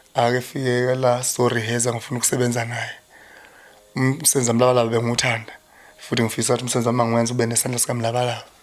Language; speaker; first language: Zulu; native; Zulu